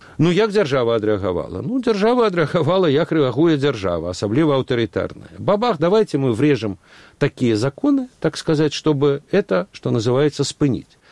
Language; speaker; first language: Belarusian; non-native, local second language; Russian